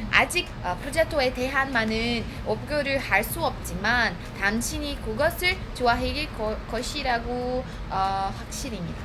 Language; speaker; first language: Korean; non-native, fluent; Portuguese